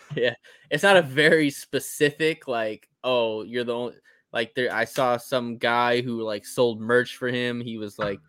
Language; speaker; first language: English; native; English